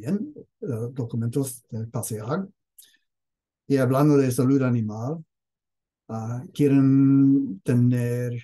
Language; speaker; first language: Spanish; non-native, fluent; English